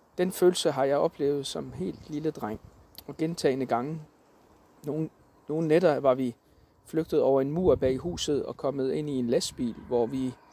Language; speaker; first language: Danish; early bilingual, other home language; Arabic